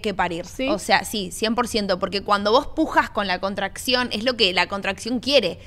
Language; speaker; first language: Spanish; native; Spanish